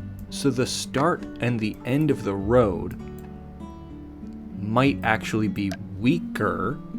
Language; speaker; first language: English; native; English